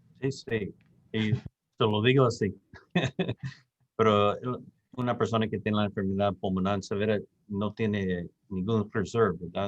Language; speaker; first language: Spanish; non-native, fluent; English